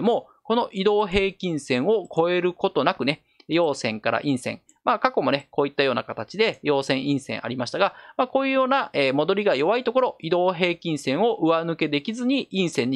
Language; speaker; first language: Japanese; native; Japanese